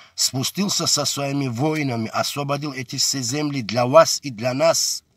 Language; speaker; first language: Russian; non-native, local second language; Avaric